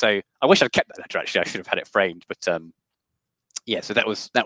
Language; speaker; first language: English; native; English